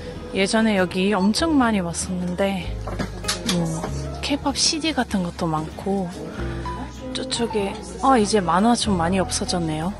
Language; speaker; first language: Korean; non-native, fluent; French